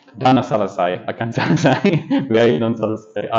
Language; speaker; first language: Indonesian; non-native, learner; English